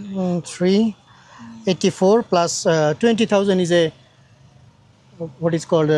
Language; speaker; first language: English; non-native, learner; Bangla